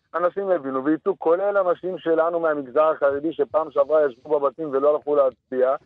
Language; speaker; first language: Hebrew; early bilingual, other home language; Arabic